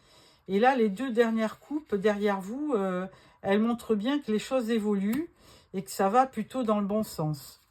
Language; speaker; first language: French; native; French